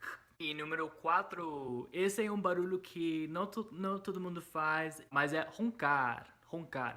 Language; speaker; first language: Portuguese; non-native, fluent; English